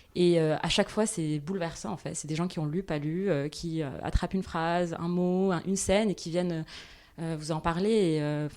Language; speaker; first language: French; non-native, local second language; Arabic